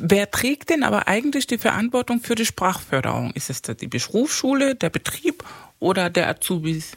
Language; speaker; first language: German; non-native, fluent; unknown